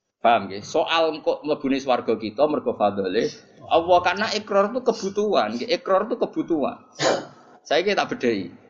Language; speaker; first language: Indonesian; non-native, local second language; Javanese